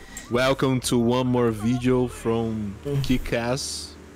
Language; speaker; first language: English; non-native, learner; Portuguese